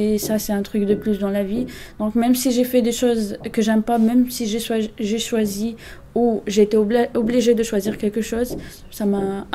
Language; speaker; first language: French; non-native, fluent; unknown